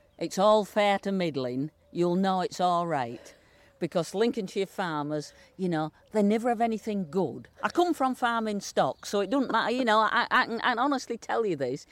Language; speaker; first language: English; native; English